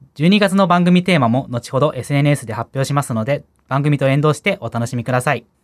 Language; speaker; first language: Japanese; native; Japanese